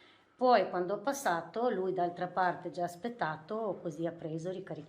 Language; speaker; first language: Italian; non-native, fluent; Ukrainian